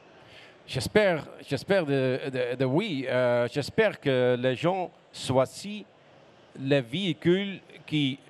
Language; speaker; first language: French; non-native, learner; Dutch